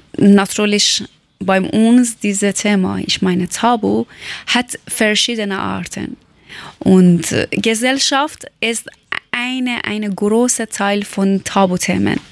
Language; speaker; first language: German; non-native, learner; Persian